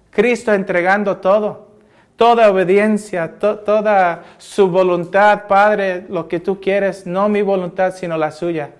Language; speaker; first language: Spanish; early bilingual, heritage; Spanish